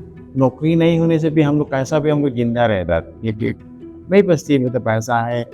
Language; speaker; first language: Hindi; non-native, local second language; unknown